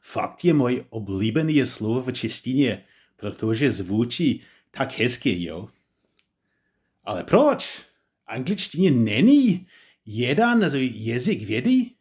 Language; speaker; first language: Czech; non-native, learner; English